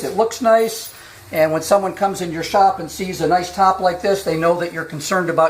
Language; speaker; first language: English; native; English